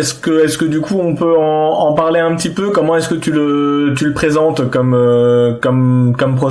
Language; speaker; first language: French; native; French